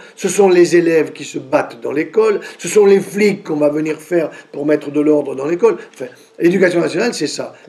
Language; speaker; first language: French; native; French